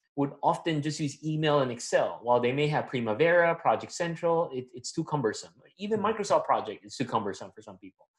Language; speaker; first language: English; non-native, local second language; Filipino